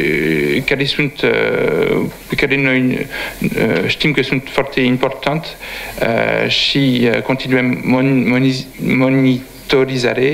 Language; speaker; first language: Romanian; non-native, learner; French